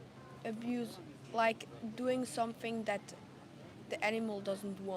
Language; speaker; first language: English; non-native, fluent; German